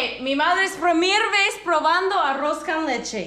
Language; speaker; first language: Spanish; non-native, learner; English